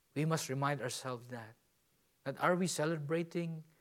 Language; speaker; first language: English; non-native, local second language; Filipino